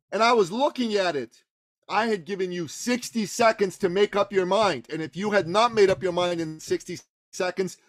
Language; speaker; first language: English; early bilingual, other home language; Persian